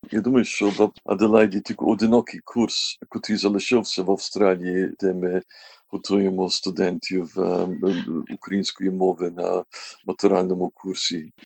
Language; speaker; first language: Ukrainian; early bilingual, heritage; Ukrainian